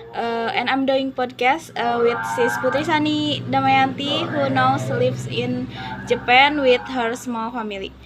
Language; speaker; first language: English; non-native, learner; Indonesian